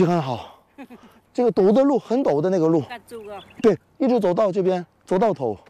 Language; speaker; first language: Chinese; non-native, fluent; Korean